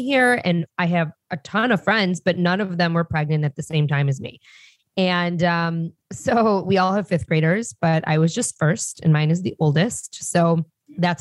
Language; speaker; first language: English; native; English